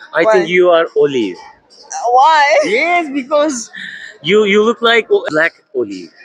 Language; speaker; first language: English; non-native, learner; Turkish